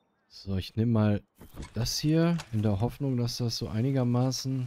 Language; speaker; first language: German; native; German